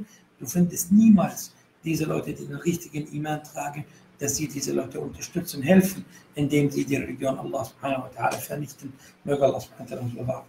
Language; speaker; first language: German; non-native, fluent; Arabic